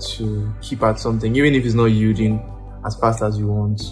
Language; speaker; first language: English; non-native, local second language; Yoruba